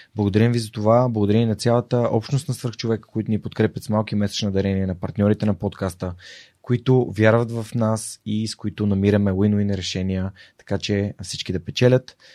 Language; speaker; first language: Bulgarian; native; Bulgarian